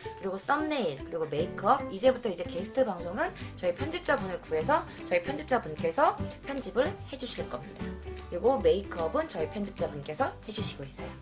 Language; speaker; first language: Korean; native; Korean